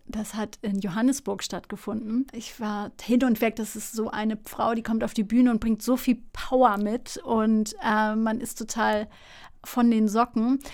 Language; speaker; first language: German; early bilingual, other home language; Turkish